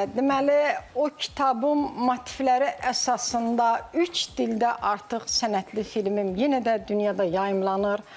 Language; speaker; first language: Azerbaijani; native; Azerbaijani